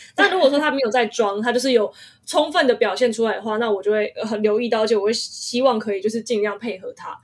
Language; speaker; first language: Chinese; early bilingual, heritage; Chinese